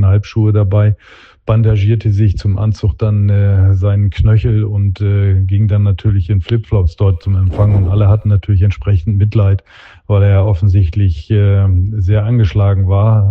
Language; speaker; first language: German; native; German